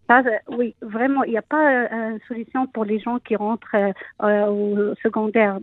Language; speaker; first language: French; non-native, local second language; Arabic